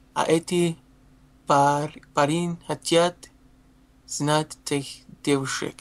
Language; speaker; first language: Russian; non-native, learner; English